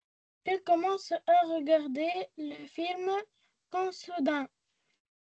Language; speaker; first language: French; non-native, learner; Arabic